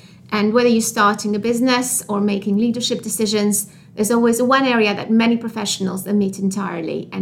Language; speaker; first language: English; non-native, fluent; Albanian